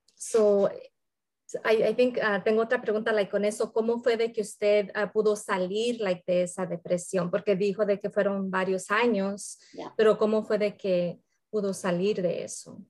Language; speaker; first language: Spanish; early bilingual, heritage; Spanish